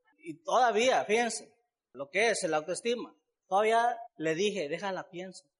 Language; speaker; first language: Spanish; native; Spanish